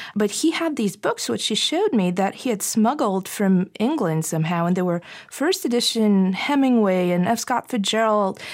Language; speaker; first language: English; non-native, fluent; Bulgarian